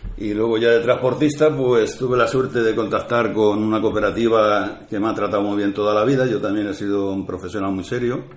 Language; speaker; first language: Spanish; native; Spanish